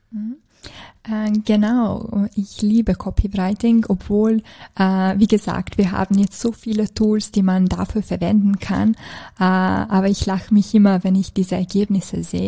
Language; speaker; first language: German; non-native, fluent; Serbian